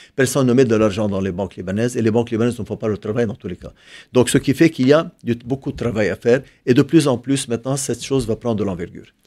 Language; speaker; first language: French; non-native, local second language; Arabic